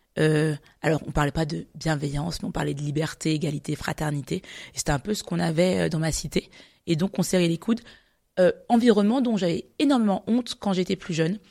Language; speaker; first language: French; native; French